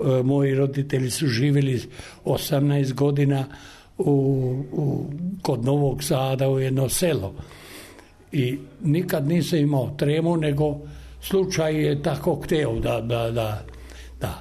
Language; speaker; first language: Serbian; non-native, local second language; Albanian